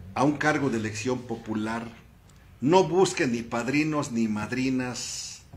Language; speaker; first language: Spanish; native; Spanish